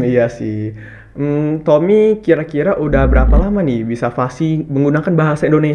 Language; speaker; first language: Indonesian; native; Indonesian